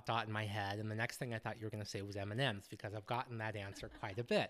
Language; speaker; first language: English; native; English